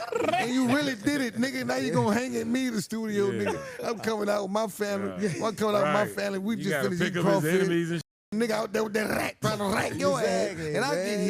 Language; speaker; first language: English; native; English